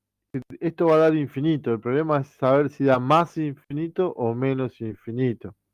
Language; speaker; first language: Spanish; native; Spanish